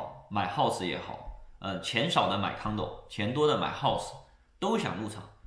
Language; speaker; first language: Chinese; native; Chinese